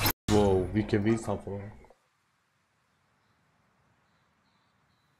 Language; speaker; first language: Swedish; native; Swedish